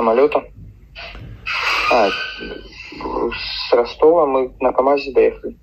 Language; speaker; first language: Russian; native; Russian